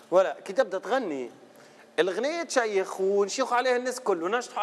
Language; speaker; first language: Arabic; native; Arabic